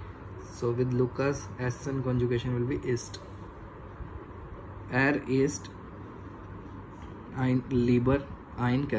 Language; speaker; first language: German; non-native, learner; Hindi